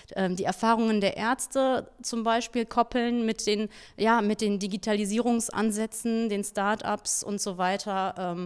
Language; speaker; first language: German; native; German